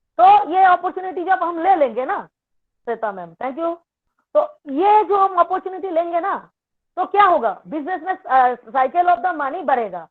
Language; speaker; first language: Hindi; non-native, local second language; Bangla